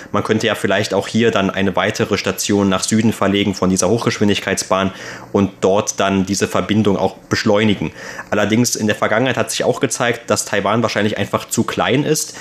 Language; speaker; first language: German; native; German